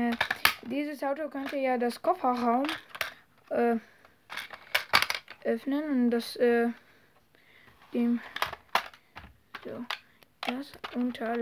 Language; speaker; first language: German; non-native, learner; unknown